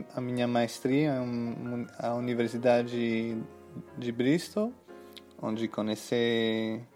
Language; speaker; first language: Portuguese; non-native, learner; Greek